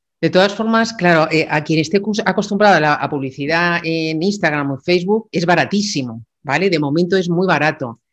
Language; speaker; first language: Spanish; native; Spanish